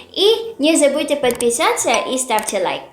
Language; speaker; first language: Russian; non-native, learner; Filipino